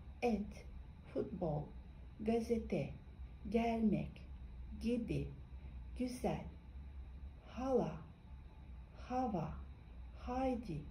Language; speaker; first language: Turkish; non-native, fluent; Kazakh